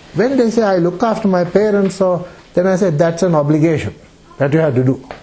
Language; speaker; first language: English; non-native, local second language; Sinhala